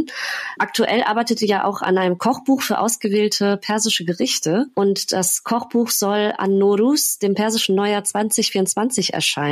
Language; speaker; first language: German; native; German